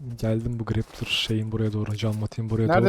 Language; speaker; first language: Turkish; native; Turkish